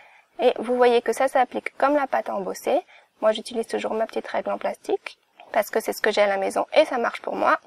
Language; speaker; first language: French; native; French